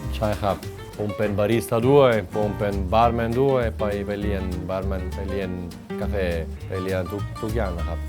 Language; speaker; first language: Thai; non-native, learner; Italian